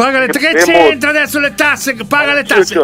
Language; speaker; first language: Italian; native; Italian